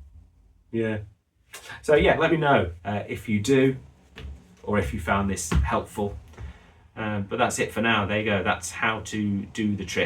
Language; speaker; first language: English; native; English